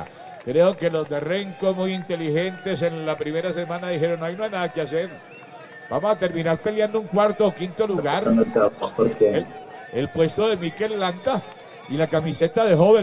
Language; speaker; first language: Spanish; native; Spanish